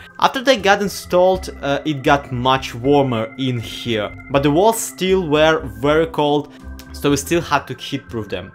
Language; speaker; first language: English; non-native, fluent; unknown